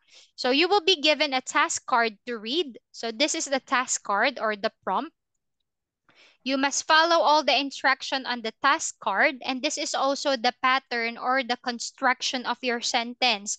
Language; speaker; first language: English; non-native, fluent; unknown